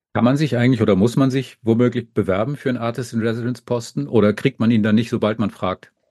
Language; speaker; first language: German; native; German